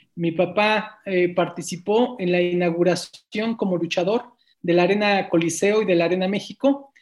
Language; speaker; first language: Spanish; native; Spanish